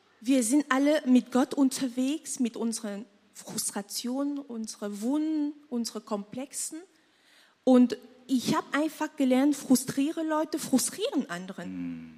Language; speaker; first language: German; non-native, fluent; French